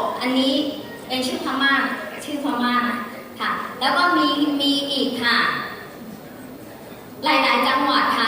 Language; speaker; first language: Thai; non-native, fluent; Burmese